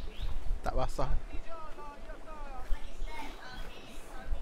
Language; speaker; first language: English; non-native, local second language; Malay